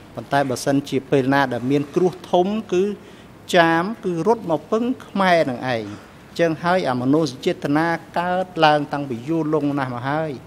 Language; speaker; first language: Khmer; native; Khmer